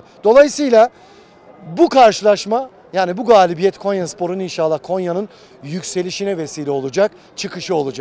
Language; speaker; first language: Turkish; native; Turkish